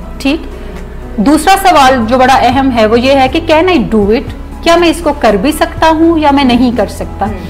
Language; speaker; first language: Urdu; native; Urdu